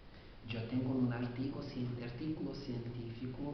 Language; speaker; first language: Spanish; non-native, fluent; Portuguese